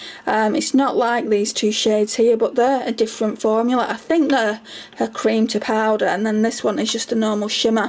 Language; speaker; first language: English; native; English